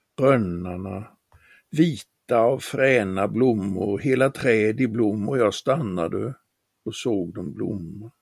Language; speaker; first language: Swedish; native; Swedish